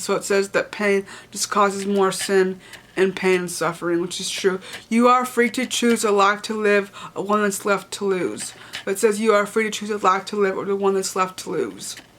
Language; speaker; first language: English; native; English